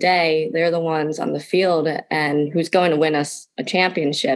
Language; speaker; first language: English; native; English